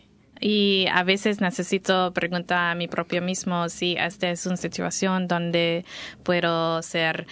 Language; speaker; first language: Spanish; non-native, learner; English